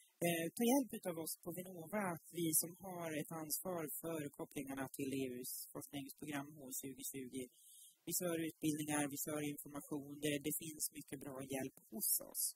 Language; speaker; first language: Swedish; native; Swedish